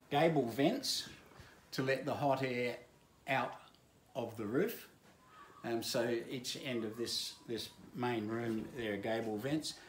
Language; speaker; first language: English; native; English